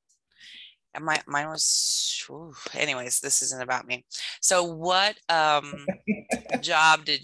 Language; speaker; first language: English; native; English